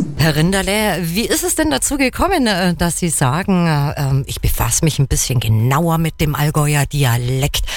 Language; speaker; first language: German; native; German